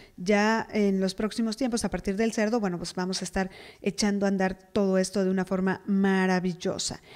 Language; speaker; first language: Spanish; native; Spanish